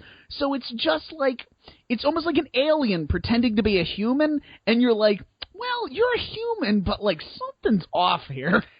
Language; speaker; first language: English; native; English